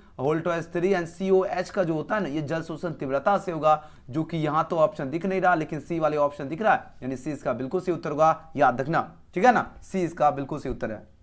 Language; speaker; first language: Hindi; native; Hindi